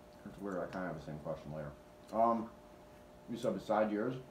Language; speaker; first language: English; native; English